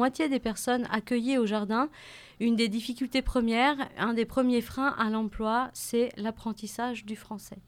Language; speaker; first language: French; native; French